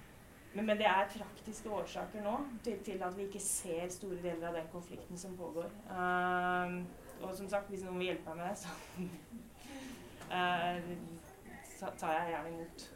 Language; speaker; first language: Norwegian; native; Norwegian